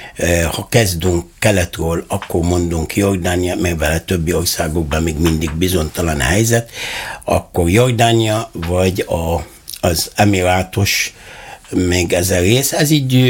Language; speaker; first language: Hungarian; non-native, learner; Arabic